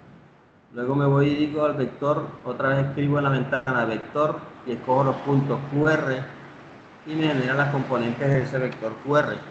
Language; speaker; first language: Spanish; native; Spanish